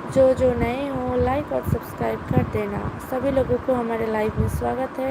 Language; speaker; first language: Hindi; non-native, local second language; Bangla